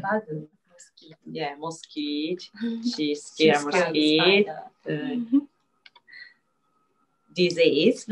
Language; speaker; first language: English; non-native, learner; Japanese